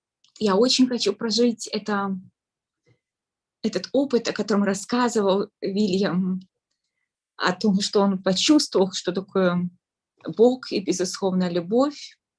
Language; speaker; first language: Russian; native; Russian